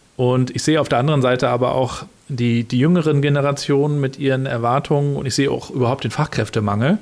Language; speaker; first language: German; native; German